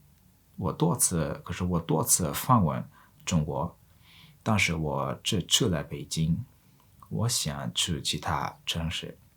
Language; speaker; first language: Chinese; non-native, learner; Mongolian